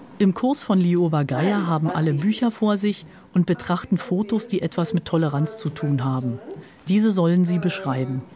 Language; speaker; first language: German; native; German